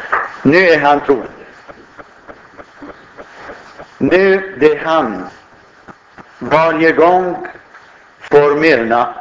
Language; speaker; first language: Swedish; non-native, fluent; Arabic